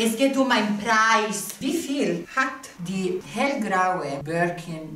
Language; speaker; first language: German; non-native, local second language; Italian